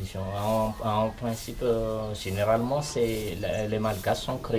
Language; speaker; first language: French; non-native, local second language; Malagasy